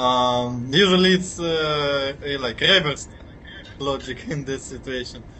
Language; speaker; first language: English; non-native, fluent; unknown